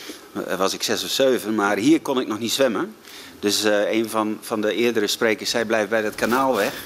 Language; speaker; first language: Dutch; native; Dutch